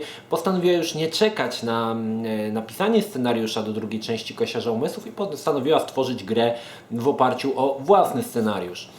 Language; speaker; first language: Polish; native; Polish